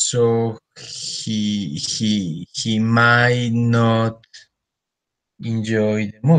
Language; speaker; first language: English; non-native, learner; Spanish